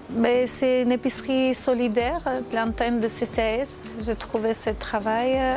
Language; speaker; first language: French; non-native, fluent; Armenian